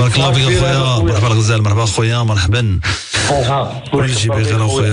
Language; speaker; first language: Arabic; native; Arabic